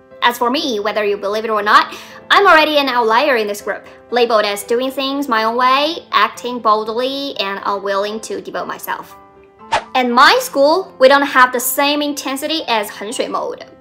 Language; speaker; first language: English; non-native, fluent; Chinese